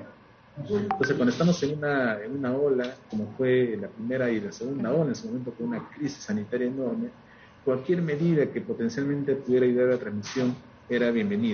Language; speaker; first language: Spanish; native; Spanish